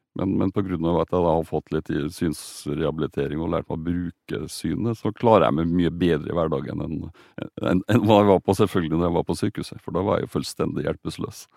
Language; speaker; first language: Norwegian; native; Norwegian